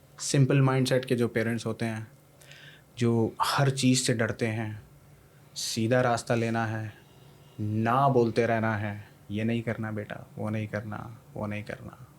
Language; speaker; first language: Urdu; native; Urdu